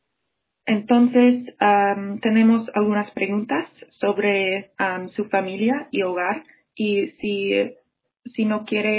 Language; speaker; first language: Spanish; non-native, fluent; English